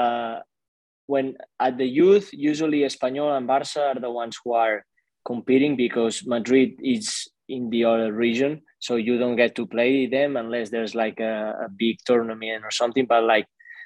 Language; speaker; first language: English; non-native, fluent; Spanish